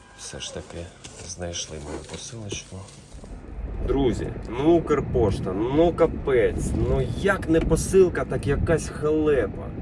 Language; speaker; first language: Ukrainian; non-native, local second language; Russian